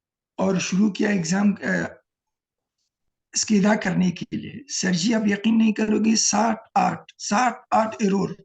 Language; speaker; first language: Hindi; non-native, learner; Pashto